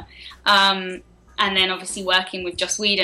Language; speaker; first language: English; native; English